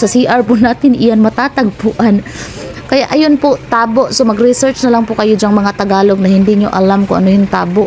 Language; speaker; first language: Filipino; non-native, local second language; Cebuano